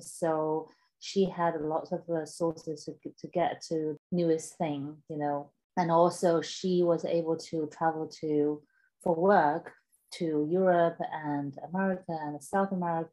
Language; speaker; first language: English; non-native, fluent; Chinese